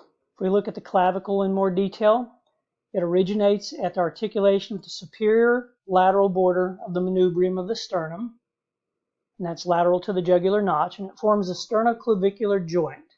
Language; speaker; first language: English; native; English